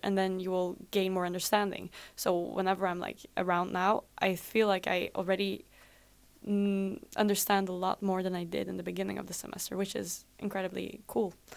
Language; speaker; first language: English; non-native, fluent; Dutch